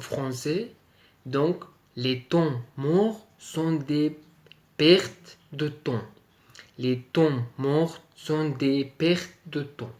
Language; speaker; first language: French; native; French